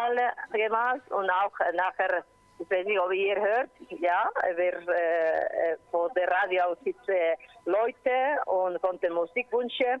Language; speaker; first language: German; non-native, learner; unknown